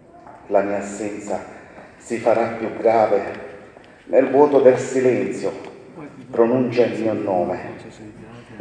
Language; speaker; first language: Italian; native; Italian